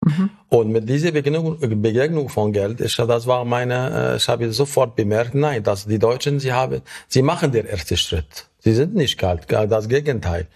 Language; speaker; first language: German; non-native, fluent; Arabic